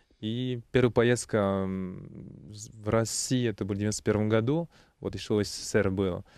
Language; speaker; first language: Russian; non-native, learner; French